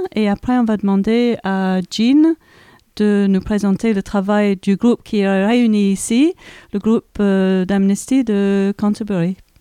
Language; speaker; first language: French; native; French